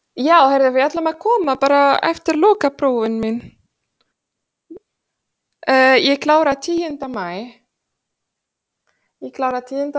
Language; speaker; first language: Icelandic; non-native, fluent; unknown